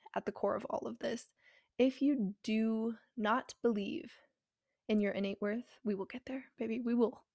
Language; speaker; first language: English; native; English